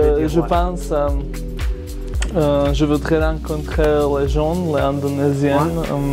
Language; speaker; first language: French; non-native, learner; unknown